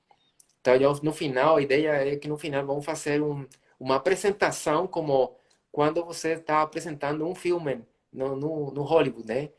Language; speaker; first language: Portuguese; non-native, fluent; Spanish